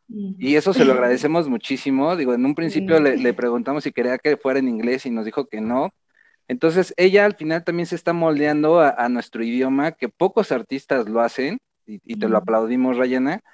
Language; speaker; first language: Spanish; native; Spanish